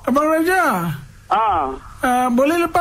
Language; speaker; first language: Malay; non-native, local second language; Tamil